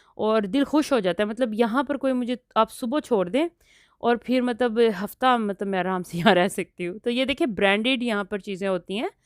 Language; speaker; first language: Urdu; non-native, local second language; Punjabi